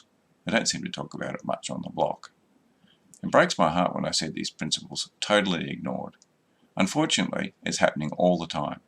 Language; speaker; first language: English; native; English